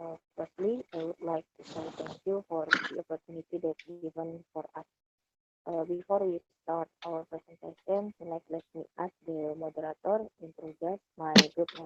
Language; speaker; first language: English; non-native, learner; Indonesian